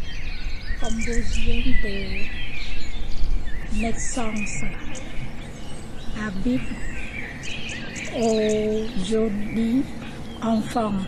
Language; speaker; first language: French; non-native, learner; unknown